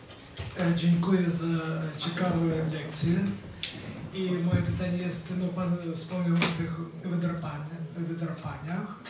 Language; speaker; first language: Polish; non-native, learner; Ukrainian